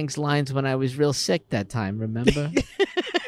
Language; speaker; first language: English; native; English